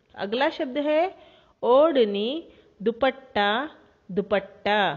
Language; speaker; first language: Hindi; non-native, local second language; Kannada